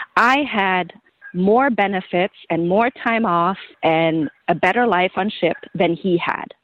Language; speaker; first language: English; non-native, fluent; German